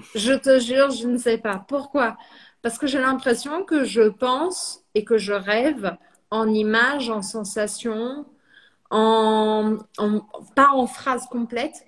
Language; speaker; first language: French; early bilingual, heritage; French